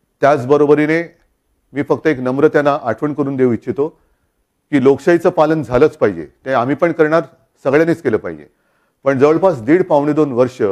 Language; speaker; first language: Marathi; native; Marathi